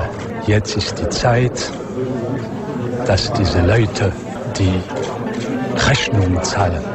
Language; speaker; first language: German; non-native, learner; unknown